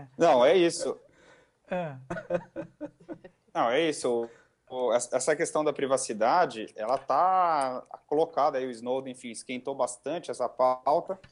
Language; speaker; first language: Portuguese; native; Portuguese